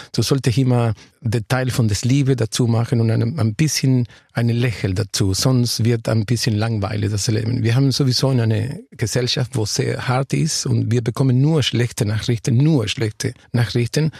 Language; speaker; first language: German; non-native, learner; Spanish